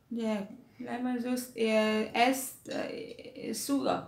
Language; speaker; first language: English; non-native, learner; Vietnamese